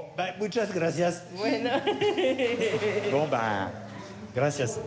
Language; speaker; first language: Spanish; non-native, learner; French